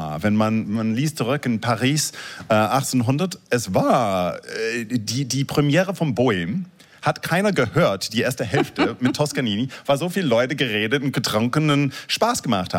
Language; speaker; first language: German; non-native, fluent; English